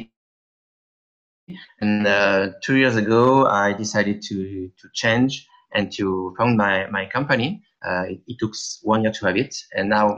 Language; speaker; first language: English; non-native, fluent; French